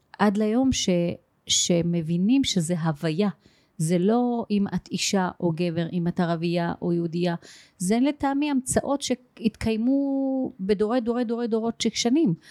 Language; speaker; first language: Hebrew; native; Hebrew